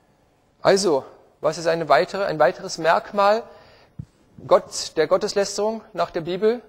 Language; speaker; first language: German; native; German